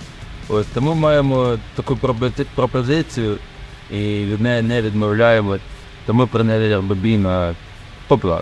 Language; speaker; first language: Ukrainian; native; Ukrainian